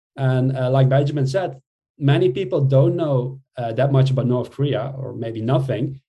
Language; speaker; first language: English; non-native, fluent; Dutch